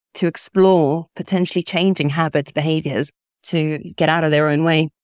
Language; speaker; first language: English; early bilingual, other home language; Italian